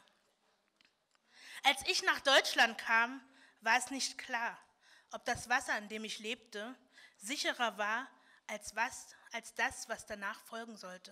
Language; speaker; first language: German; early bilingual, other home language; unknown